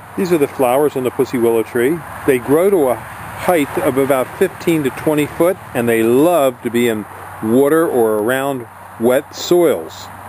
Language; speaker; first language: English; native; English